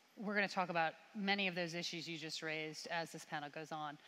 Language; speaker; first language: English; native; English